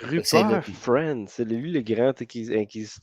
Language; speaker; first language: French; native; French